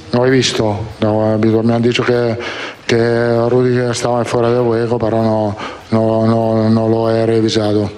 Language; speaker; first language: Spanish; non-native, fluent; Italian